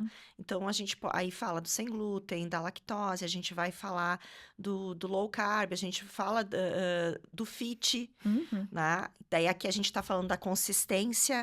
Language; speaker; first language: Portuguese; native; Portuguese